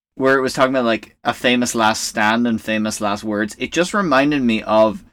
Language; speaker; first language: English; native; English